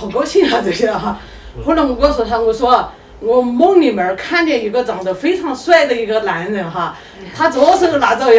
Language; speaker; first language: Chinese; native; Chinese